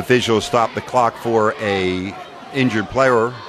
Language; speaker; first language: English; native; English